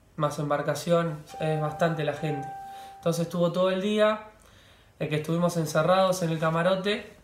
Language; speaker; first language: Spanish; native; Spanish